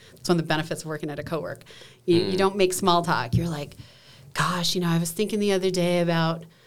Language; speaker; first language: English; native; English